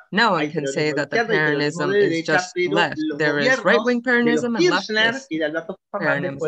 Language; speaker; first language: English; non-native, fluent; Spanish